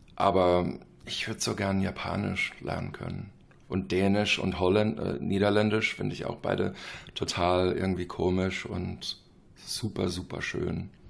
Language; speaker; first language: German; non-native, fluent; English